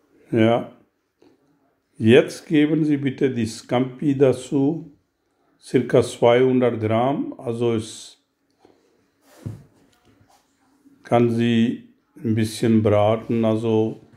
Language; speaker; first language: German; non-native, learner; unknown